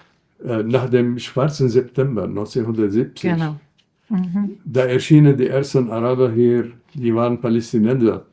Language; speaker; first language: German; non-native, fluent; Arabic